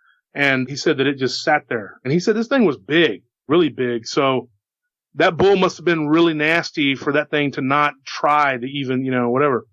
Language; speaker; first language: English; native; English